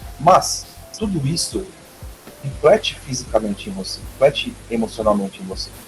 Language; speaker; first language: Portuguese; native; Portuguese